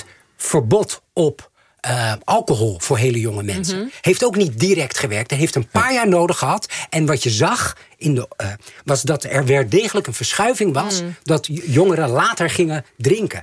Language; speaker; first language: Dutch; native; Dutch